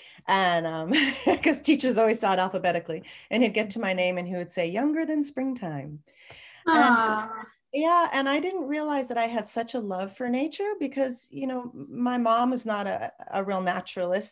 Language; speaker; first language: English; native; English